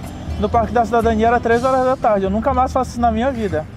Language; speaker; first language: Portuguese; native; Portuguese